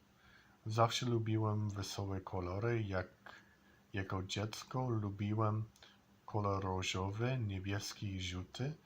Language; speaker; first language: Polish; non-native, learner; English